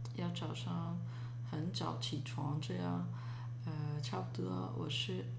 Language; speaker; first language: Chinese; early bilingual, other home language; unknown